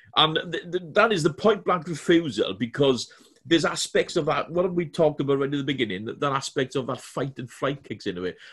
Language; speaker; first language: English; native; English